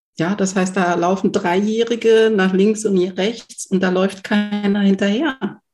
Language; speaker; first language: German; early bilingual, other home language; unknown